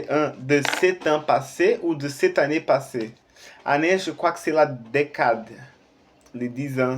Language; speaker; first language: French; non-native, fluent; Portuguese